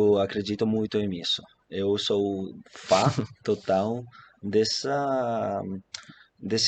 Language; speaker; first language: Portuguese; non-native, fluent; Italian